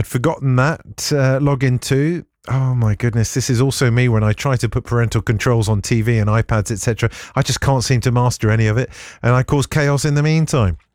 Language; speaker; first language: English; native; English